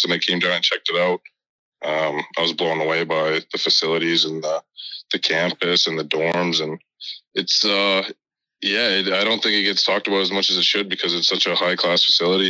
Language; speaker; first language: English; native; English